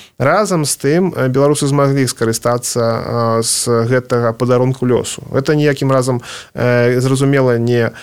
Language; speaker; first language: Belarusian; non-native, local second language; Russian